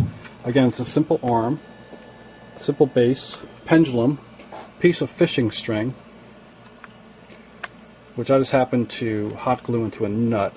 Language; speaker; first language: English; native; English